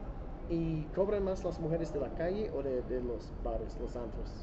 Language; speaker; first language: Spanish; non-native, learner; English